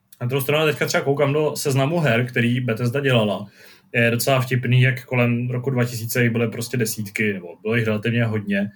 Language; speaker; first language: Czech; native; Czech